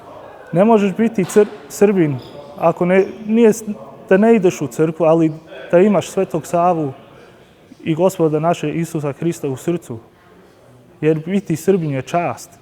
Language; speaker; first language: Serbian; early bilingual, heritage; Serbian